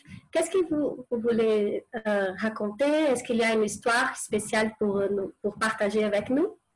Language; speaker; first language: French; non-native, fluent; Portuguese